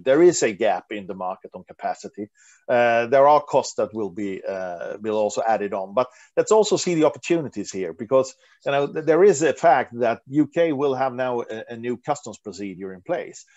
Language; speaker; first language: English; non-native, fluent; Swedish